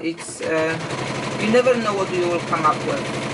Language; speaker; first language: English; non-native, fluent; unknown